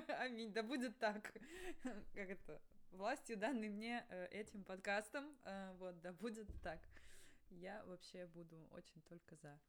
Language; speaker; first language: Russian; native; Russian